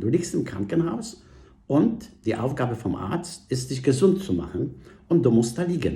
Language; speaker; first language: German; non-native, fluent; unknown